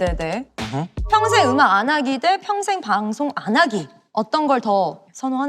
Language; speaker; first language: Korean; native; Korean